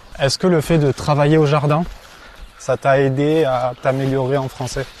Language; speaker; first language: French; native; French